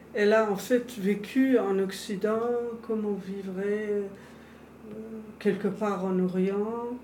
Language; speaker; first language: French; non-native, fluent; Persian